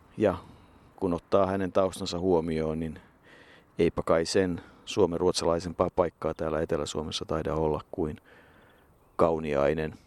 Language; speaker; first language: Finnish; native; Finnish